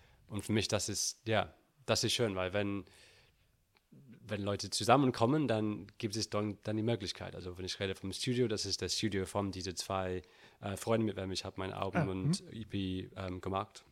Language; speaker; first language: German; non-native, learner; English